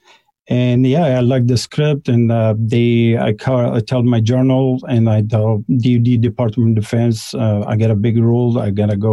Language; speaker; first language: English; non-native, fluent; Persian